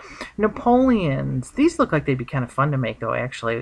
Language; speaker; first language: English; native; English